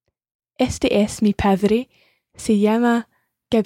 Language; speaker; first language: Spanish; non-native, learner; English